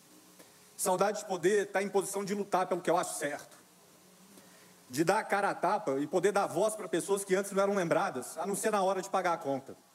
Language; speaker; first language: Portuguese; native; Portuguese